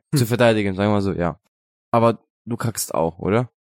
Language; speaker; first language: German; non-native, fluent; Italian